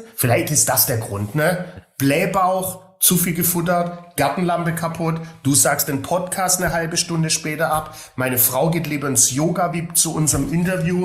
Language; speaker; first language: German; native; German